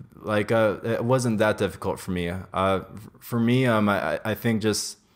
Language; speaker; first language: English; native; English